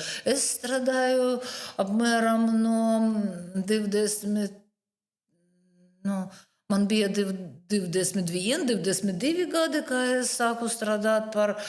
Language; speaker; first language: Latvian; non-native, learner; Russian